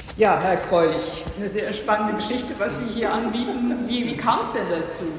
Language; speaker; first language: German; native; German